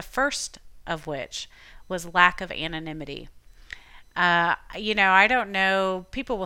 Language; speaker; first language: English; native; English